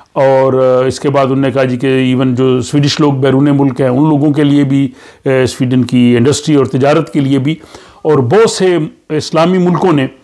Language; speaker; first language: Urdu; native; Urdu